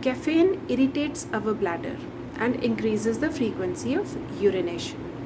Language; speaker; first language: English; non-native, local second language; Punjabi